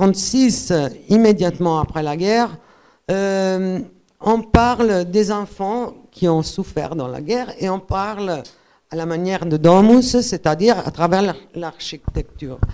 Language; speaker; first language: French; non-native, fluent; Italian